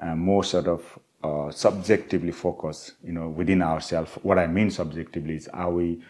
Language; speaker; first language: English; non-native, local second language; Nepali